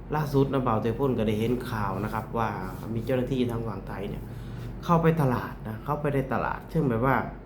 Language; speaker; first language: Thai; native; Thai